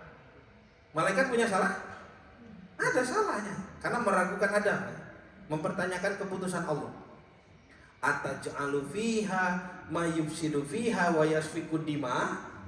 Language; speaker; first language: Indonesian; native; Indonesian